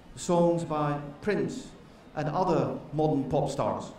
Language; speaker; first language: English; non-native, fluent; Dutch